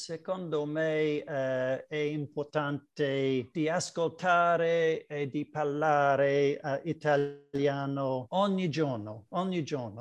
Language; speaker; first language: Italian; non-native, learner; English